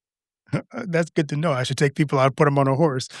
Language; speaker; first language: English; native; English